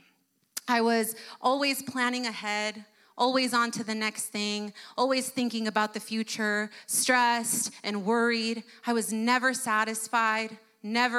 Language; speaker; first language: English; early bilingual, other home language; Spanish